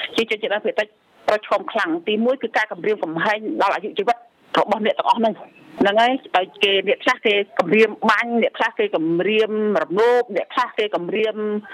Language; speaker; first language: Khmer; non-native, local second language; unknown